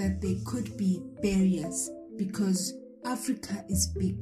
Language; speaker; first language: English; non-native, local second language; Xhosa